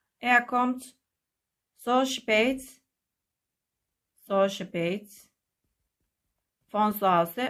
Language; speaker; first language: German; non-native, fluent; Turkish